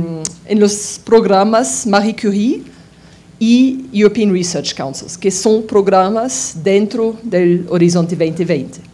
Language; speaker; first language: Spanish; non-native, fluent; French